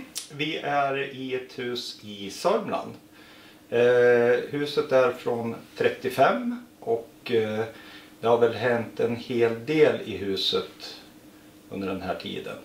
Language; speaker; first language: Swedish; native; Swedish